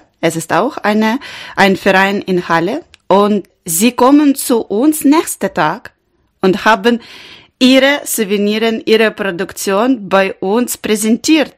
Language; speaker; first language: German; non-native, learner; Ukrainian